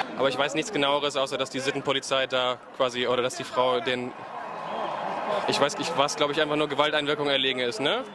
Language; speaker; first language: German; native; German